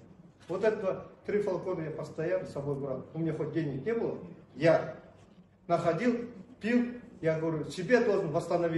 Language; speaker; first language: Russian; non-native, local second language; Kazakh